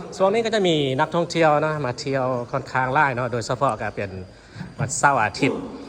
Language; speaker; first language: Lao; native; Lao